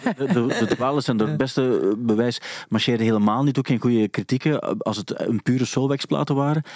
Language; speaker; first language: Dutch; native; Dutch